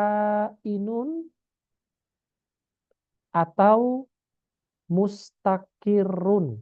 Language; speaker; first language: Arabic; non-native, fluent; Indonesian